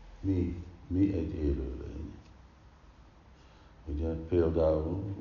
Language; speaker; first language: Hungarian; early bilingual, heritage; Hungarian